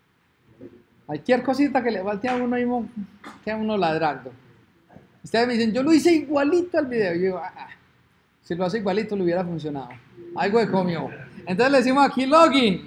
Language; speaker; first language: Spanish; native; Spanish